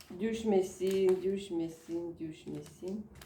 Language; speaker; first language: Turkish; non-native, learner; Russian